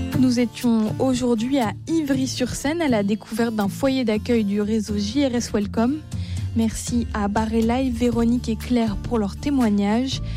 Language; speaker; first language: French; native; French